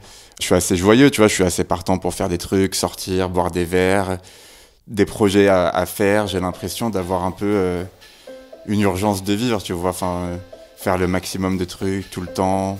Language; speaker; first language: French; native; French